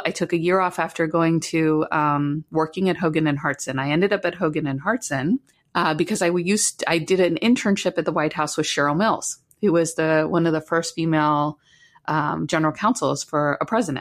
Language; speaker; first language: English; native; English